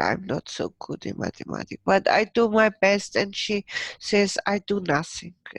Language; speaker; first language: English; non-native, fluent; German